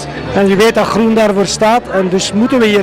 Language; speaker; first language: Dutch; native; Dutch